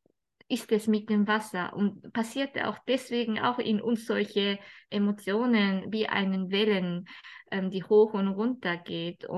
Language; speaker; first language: German; non-native, fluent; Japanese